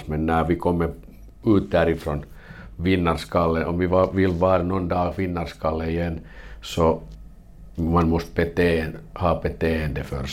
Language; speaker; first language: Swedish; non-native, learner; Finnish